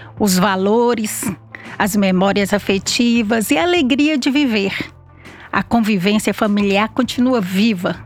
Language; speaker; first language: Portuguese; native; Portuguese